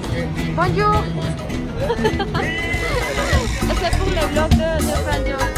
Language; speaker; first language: French; non-native, learner; Spanish